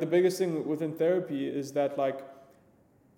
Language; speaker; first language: English; native; English